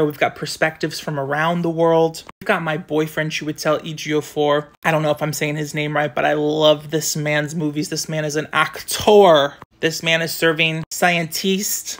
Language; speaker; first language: English; native; English